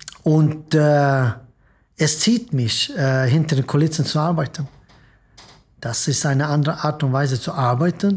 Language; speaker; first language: German; non-native, fluent; Swedish